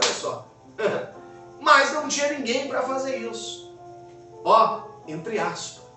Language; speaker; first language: Portuguese; native; Portuguese